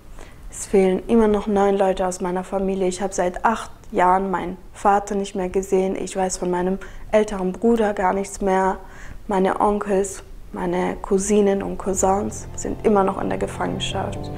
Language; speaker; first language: German; early bilingual, other home language; Kurdish